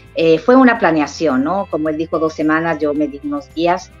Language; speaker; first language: Spanish; native; Spanish